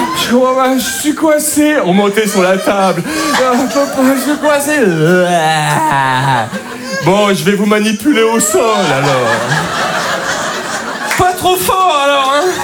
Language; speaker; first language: French; native; French